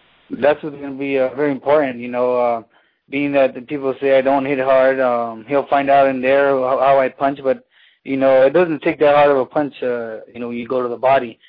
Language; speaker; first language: English; early bilingual, other home language; Spanish